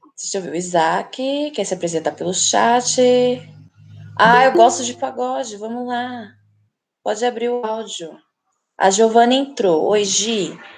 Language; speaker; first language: Portuguese; native; Portuguese